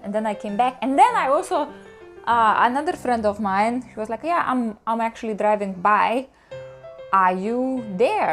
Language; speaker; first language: English; non-native, fluent; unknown